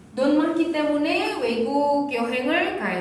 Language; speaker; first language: Korean; non-native, fluent; Indonesian